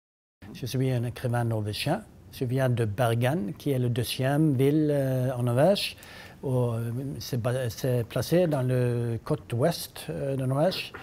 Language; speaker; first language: French; non-native, learner; Norwegian